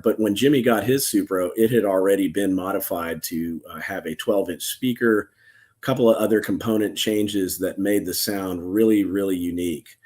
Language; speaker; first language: English; native; English